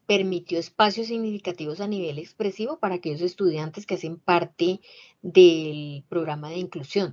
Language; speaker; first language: Spanish; native; Spanish